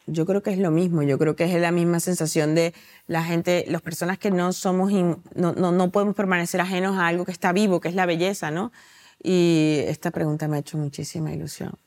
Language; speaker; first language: Spanish; native; Spanish